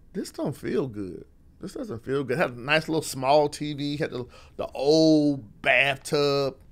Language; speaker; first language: English; native; English